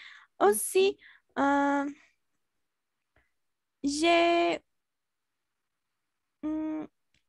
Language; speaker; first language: French; non-native, learner; Spanish